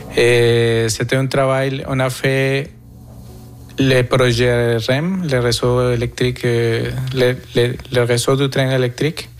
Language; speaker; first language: French; non-native, fluent; Spanish